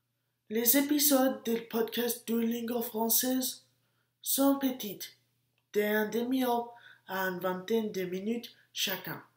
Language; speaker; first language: French; non-native, learner; English